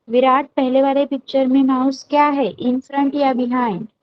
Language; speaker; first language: Hindi; non-native, local second language; Marathi